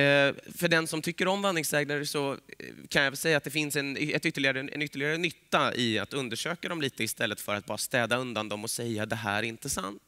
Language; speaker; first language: Swedish; native; Swedish